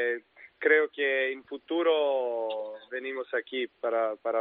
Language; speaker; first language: Spanish; non-native, learner; Serbian